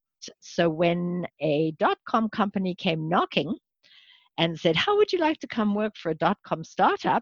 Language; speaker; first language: English; native; English